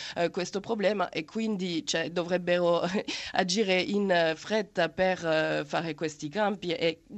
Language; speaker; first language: Italian; non-native, fluent; French